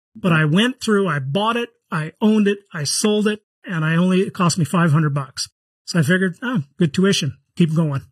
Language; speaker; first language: English; native; English